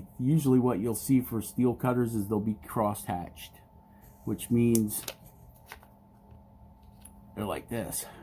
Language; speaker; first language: English; native; English